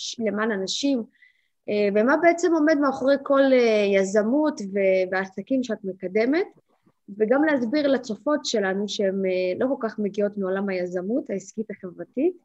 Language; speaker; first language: Hebrew; native; Hebrew